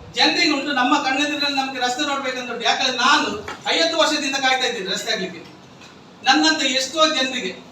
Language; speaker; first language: Kannada; native; Kannada